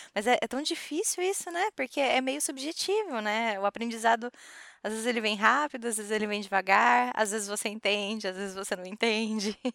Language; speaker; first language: Portuguese; native; Portuguese